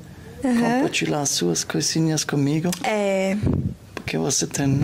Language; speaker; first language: Portuguese; non-native, learner; German